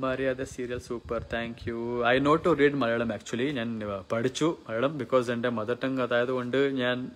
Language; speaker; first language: Malayalam; early bilingual, heritage; Malayalam